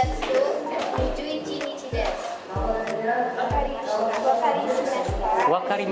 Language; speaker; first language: Japanese; non-native, learner; Indonesian